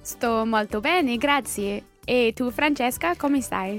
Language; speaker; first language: Italian; non-native, learner; English